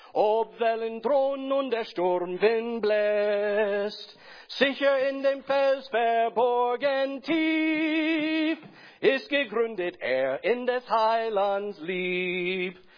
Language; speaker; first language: German; non-native, fluent; English